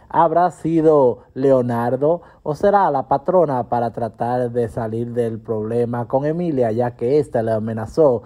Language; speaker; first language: Spanish; native; Spanish